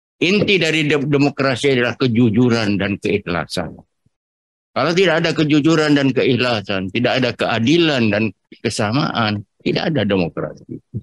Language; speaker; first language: Indonesian; non-native, local second language; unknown